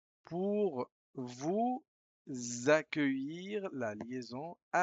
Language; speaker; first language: French; non-native, fluent; Spanish